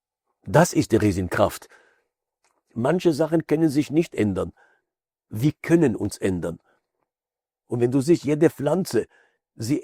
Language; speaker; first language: German; non-native, fluent; Hebrew